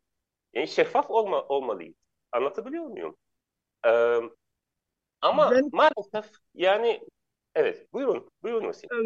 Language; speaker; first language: Turkish; non-native, learner; Arabic